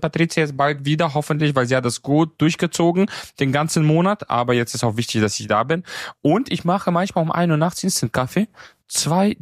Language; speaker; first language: German; native; German